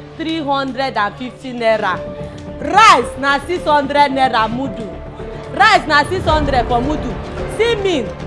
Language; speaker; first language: Nigerian Pidgin; non-native, local second language; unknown